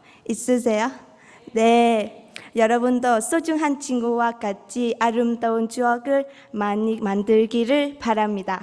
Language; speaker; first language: Korean; non-native, fluent; Vietnamese